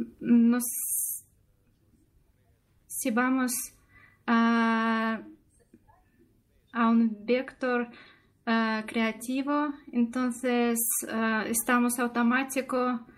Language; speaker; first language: Spanish; non-native, learner; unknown